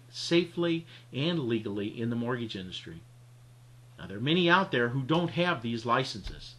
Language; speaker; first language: English; native; English